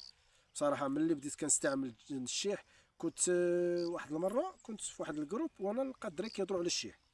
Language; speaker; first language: Arabic; native; Arabic